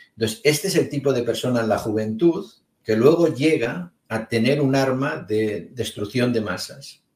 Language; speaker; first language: Spanish; native; Spanish